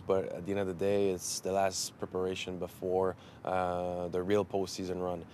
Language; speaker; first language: English; non-native, fluent; French